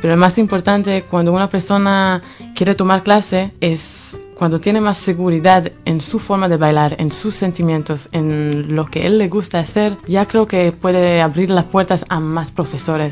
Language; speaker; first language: Spanish; non-native, fluent; Hebrew